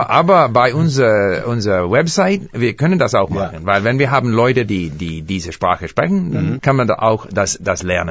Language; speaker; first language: German; non-native, fluent; English